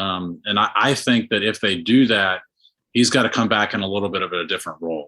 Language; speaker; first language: English; native; English